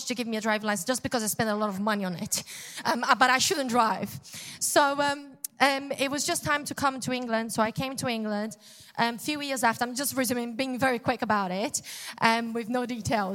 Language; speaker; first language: English; non-native, learner; Portuguese